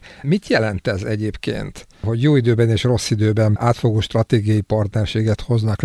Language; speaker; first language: Hungarian; native; Hungarian